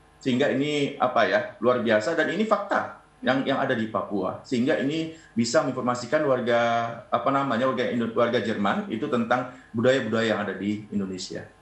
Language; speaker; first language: Indonesian; native; Indonesian